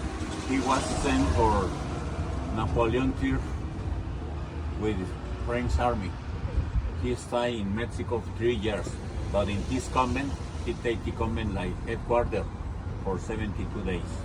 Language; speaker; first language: English; non-native, learner; Spanish